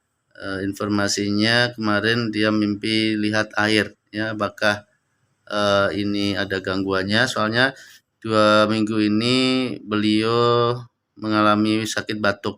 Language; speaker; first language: Indonesian; native; Indonesian